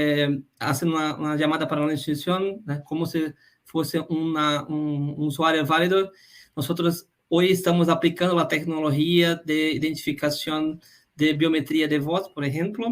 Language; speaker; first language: Spanish; non-native, fluent; Portuguese